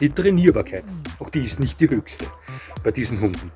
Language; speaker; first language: German; native; German